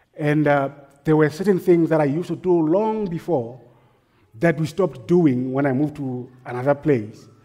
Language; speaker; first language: English; non-native, local second language; Northern Sotho